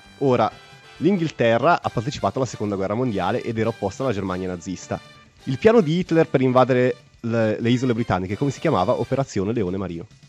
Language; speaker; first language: Italian; native; Italian